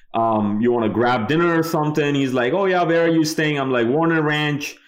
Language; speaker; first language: English; non-native, local second language; Bangla